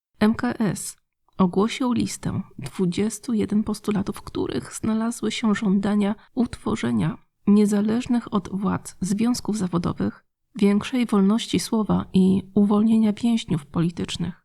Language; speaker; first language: Polish; native; Polish